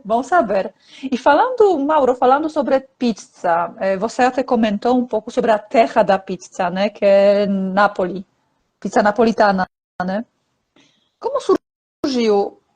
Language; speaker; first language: Portuguese; non-native, fluent; Polish